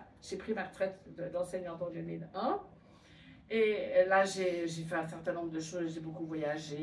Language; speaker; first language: French; native; French